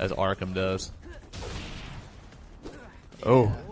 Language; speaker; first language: English; native; English